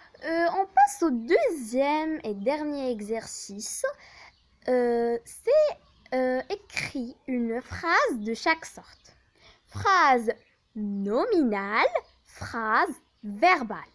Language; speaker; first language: French; non-native, local second language; Arabic